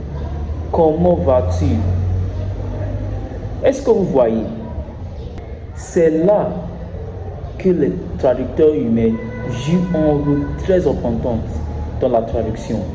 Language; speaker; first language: French; non-native, learner; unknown